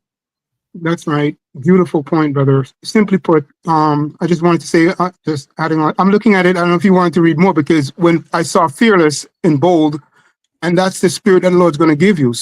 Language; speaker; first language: English; native; English